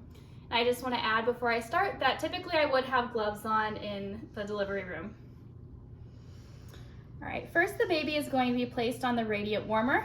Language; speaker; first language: English; native; English